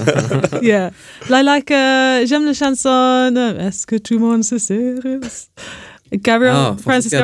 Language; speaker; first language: French; non-native, learner; English